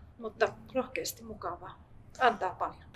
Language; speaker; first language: Finnish; native; Finnish